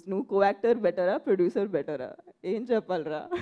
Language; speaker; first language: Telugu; non-native, fluent; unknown